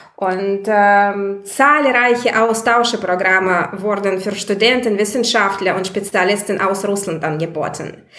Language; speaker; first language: German; non-native, fluent; Russian